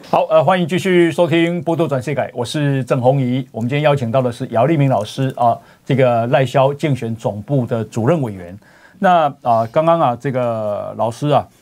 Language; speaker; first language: Chinese; native; Chinese